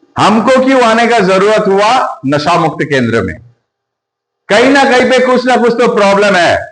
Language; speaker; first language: Hindi; non-native, local second language; Bangla